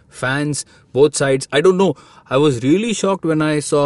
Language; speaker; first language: Hindi; native; Hindi